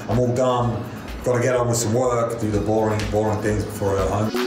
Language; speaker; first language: English; native; English